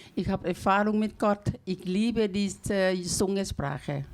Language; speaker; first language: German; non-native, learner; Thai